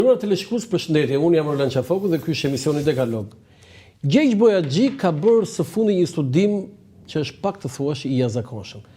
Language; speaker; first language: Albanian; native; Albanian